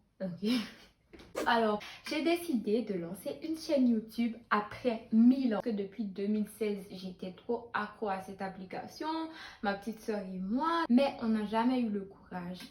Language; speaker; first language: French; non-native, local second language; Haitian Creole